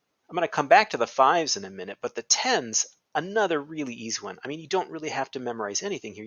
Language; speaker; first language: English; native; English